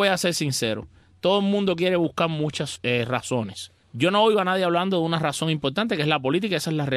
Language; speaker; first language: Spanish; native; Spanish